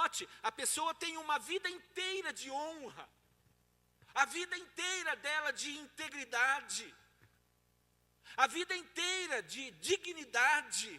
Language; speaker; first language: Portuguese; native; Portuguese